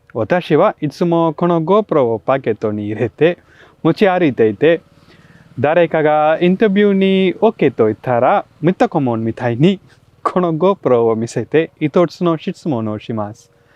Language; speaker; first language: Japanese; non-native, fluent; Tamil